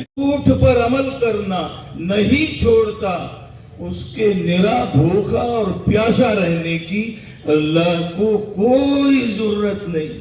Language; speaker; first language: Hindi; non-native, local second language; Marathi